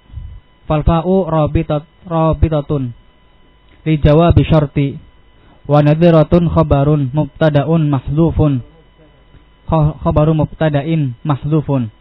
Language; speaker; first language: Arabic; non-native, learner; Indonesian